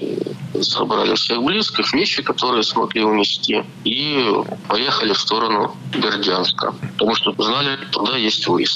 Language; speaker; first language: Russian; native; Russian